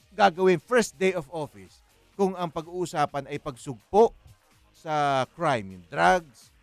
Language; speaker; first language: Filipino; native; Filipino